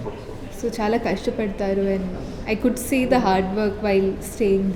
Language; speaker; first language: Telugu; non-native, local second language; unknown